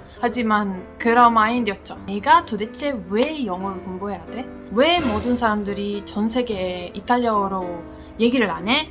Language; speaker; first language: Korean; non-native, fluent; Italian